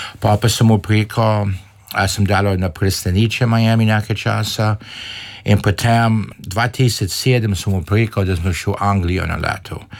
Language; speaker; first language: Slovenian; early bilingual, heritage; Slovenian